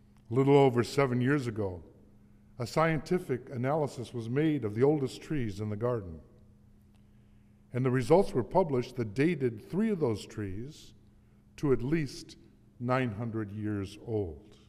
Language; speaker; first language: English; native; English